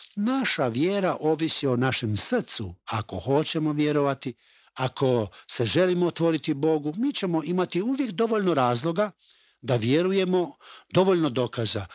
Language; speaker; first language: Croatian; native; Croatian